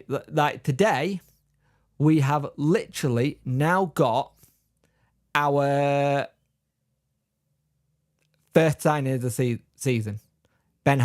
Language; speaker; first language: English; native; English